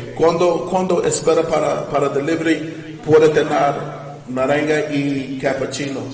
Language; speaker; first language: Spanish; non-native, learner; English